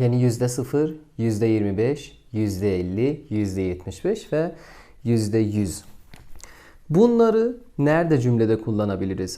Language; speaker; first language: Turkish; non-native, fluent; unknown